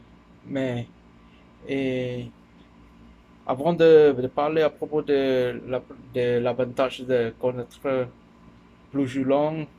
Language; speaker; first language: French; non-native, learner; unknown